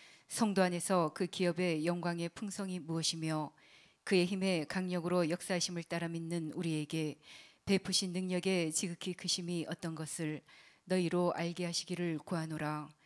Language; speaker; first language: Korean; native; Korean